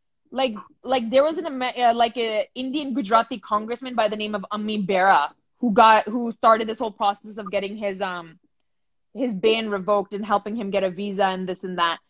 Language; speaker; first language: English; early bilingual, other home language; Punjabi